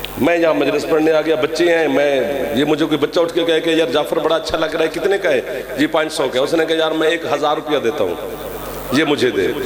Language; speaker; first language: Urdu; non-native, local second language; Punjabi